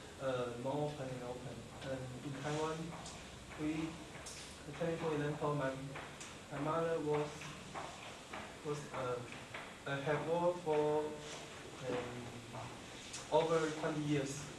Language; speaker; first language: English; non-native, learner; Chinese